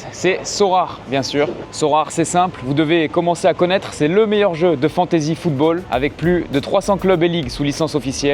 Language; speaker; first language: French; native; French